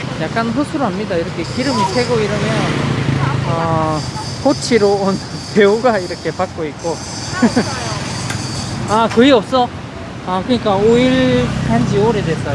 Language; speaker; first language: Korean; native; Korean